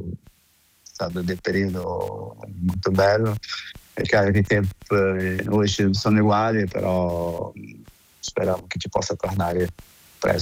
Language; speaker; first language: Italian; non-native, fluent; Portuguese